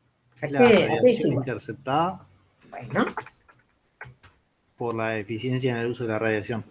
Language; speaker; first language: Spanish; native; Spanish